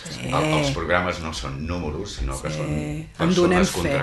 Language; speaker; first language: Catalan; native; Catalan